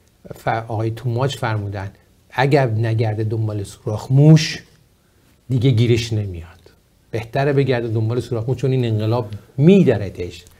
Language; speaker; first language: Persian; native; Persian